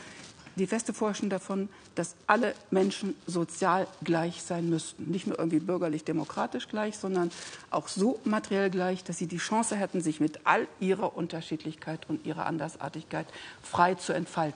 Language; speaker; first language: German; native; German